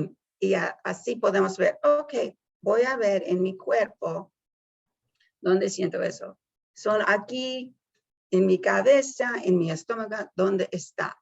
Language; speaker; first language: Spanish; early bilingual, heritage; Spanish